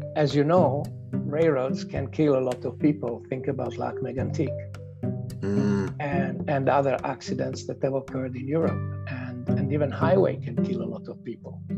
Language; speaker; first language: English; non-native, fluent; Italian